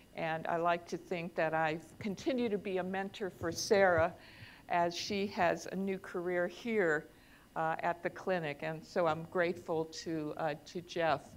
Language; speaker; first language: English; native; English